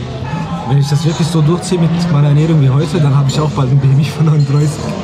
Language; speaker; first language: German; native; German